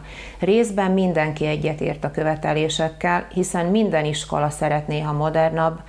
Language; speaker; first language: Hungarian; native; Hungarian